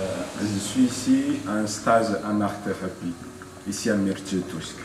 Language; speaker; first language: French; non-native, local second language; Malagasy